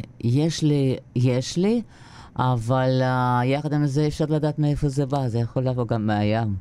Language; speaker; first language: Hebrew; non-native, fluent; Russian